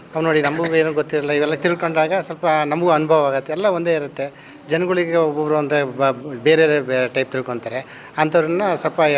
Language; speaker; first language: Kannada; native; Kannada